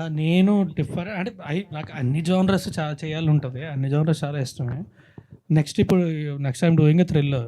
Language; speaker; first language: Telugu; native; Telugu